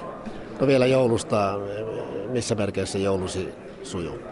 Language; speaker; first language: Finnish; native; Finnish